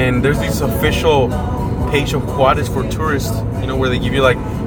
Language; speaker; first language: English; non-native, fluent; Spanish